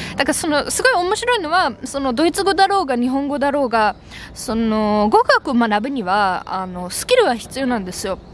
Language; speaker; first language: Japanese; non-native, fluent; German